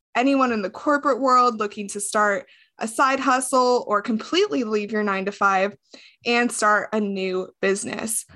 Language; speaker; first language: English; native; English